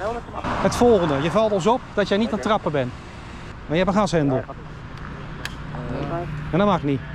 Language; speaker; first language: Dutch; native; Dutch